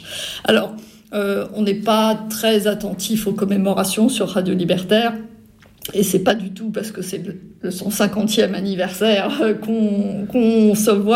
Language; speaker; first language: French; native; French